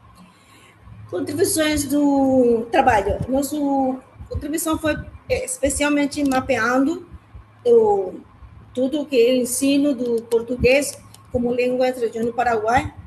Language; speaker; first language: Portuguese; non-native, learner; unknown